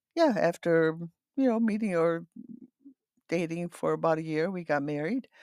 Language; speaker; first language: English; non-native, fluent; Dutch